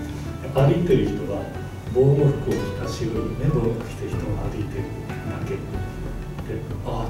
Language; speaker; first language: Japanese; native; Japanese